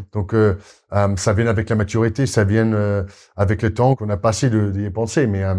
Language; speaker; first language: French; non-native, fluent; Afrikaans